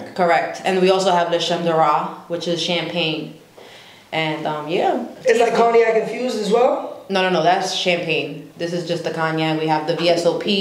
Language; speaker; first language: English; native; English